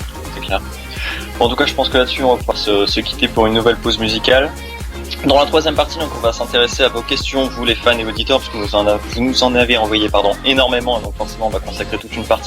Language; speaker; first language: French; native; French